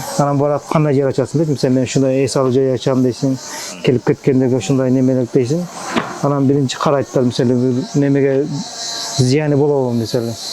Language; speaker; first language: Kyrgyz; early bilingual, heritage; Kyrgyz